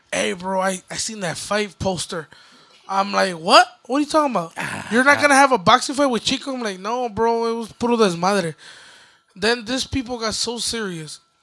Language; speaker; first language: English; early bilingual, other home language; Spanish